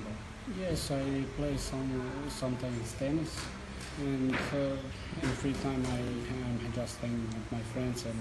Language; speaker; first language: English; non-native, learner; Croatian